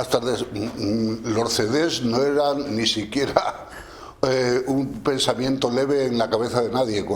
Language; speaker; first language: Spanish; native; Spanish